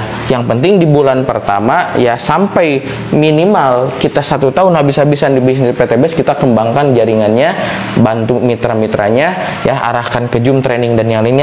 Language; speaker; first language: Indonesian; non-native, local second language; Sundanese